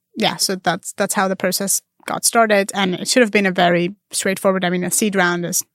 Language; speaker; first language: English; non-native, fluent; Armenian